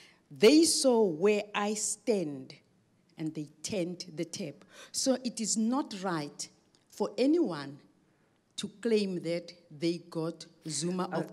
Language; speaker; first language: English; non-native, local second language; Afrikaans